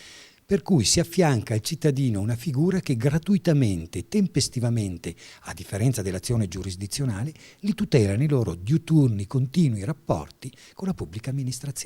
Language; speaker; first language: Italian; native; Italian